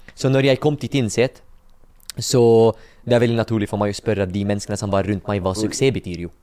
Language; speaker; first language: Norwegian; non-native, fluent; Arabic